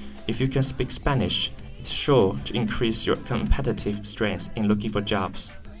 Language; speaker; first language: English; non-native, fluent; Chinese